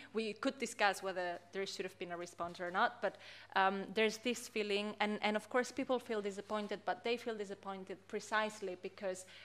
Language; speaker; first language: English; non-native, fluent; Catalan